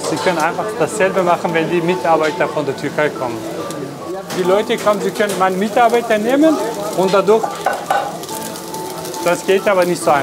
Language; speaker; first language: German; non-native, fluent; Turkish